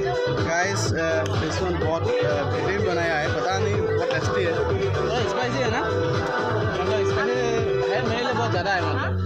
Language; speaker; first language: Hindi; non-native, local second language; Assamese